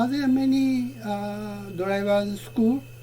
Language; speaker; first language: English; non-native, learner; Japanese